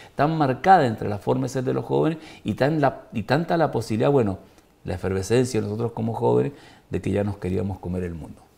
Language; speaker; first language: Spanish; native; Spanish